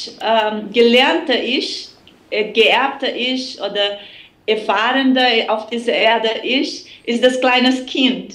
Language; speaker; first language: German; non-native, fluent; Portuguese